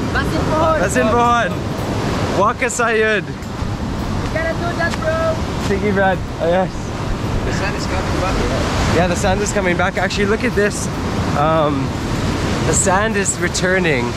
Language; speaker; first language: English; native; English